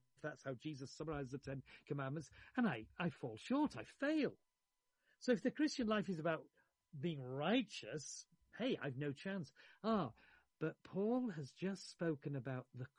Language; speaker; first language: English; native; English